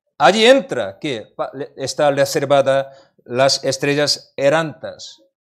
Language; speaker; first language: Spanish; non-native, learner; Korean